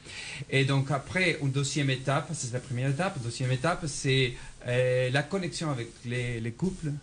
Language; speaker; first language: French; non-native, fluent; Spanish